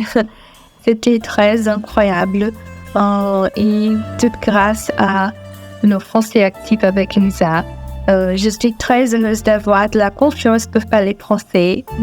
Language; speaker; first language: French; non-native, learner; Portuguese